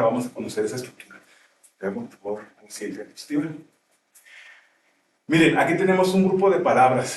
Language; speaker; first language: Spanish; native; Spanish